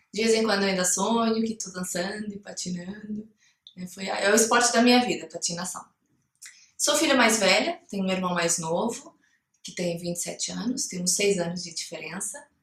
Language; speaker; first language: Portuguese; native; Portuguese